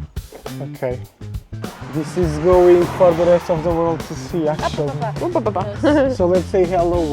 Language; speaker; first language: English; non-native, fluent; Portuguese